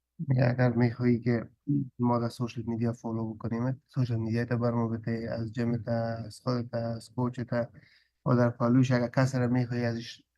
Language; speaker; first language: Persian; early bilingual, heritage; Persian